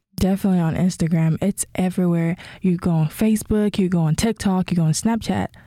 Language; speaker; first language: English; non-native, local second language; Yoruba